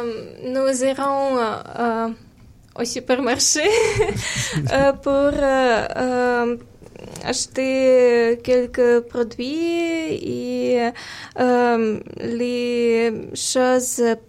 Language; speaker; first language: French; non-native, fluent; Ukrainian